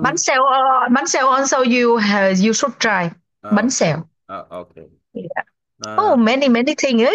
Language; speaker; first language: English; non-native, learner; Vietnamese